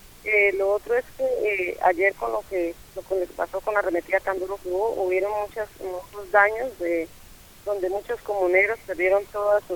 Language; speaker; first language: Spanish; native; Spanish